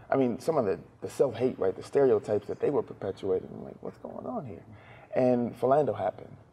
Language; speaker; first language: English; native; English